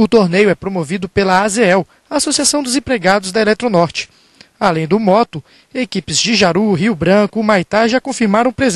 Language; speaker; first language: Portuguese; native; Portuguese